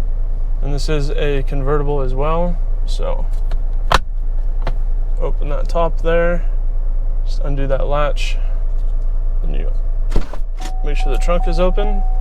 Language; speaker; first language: English; native; English